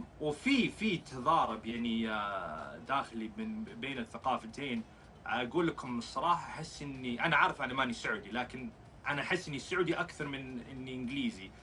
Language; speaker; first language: Arabic; non-native, fluent; English